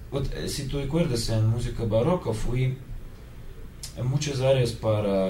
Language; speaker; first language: Spanish; non-native, learner; Russian